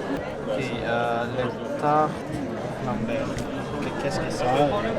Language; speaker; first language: French; non-native, learner; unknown